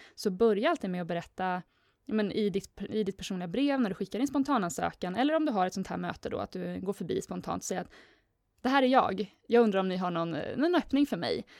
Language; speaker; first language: Swedish; native; Swedish